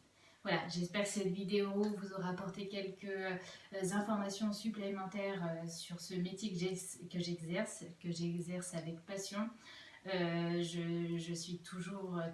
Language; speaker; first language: French; native; French